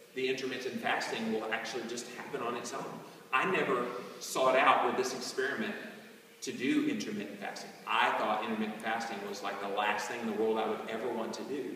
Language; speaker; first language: English; native; English